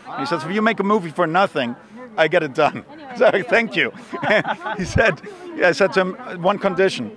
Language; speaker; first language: English; non-native, fluent; German